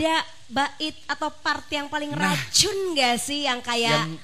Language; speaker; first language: Indonesian; native; Indonesian